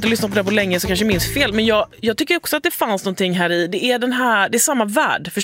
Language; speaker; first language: Swedish; native; Swedish